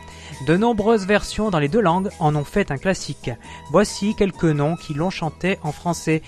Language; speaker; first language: French; native; French